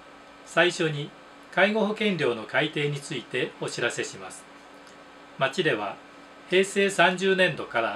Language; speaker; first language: Japanese; native; Japanese